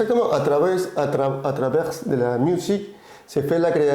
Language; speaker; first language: French; non-native, learner; Spanish